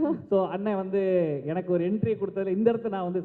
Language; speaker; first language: Tamil; native; Tamil